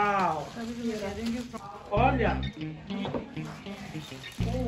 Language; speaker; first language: Portuguese; non-native, learner; Hindi